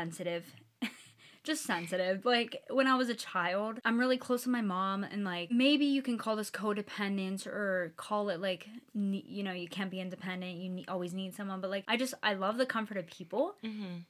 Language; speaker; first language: English; native; English